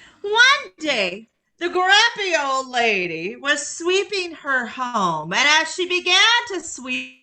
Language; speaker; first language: English; native; English